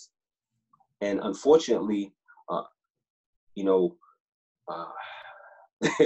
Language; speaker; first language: English; native; English